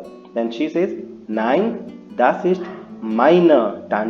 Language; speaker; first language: German; non-native, fluent; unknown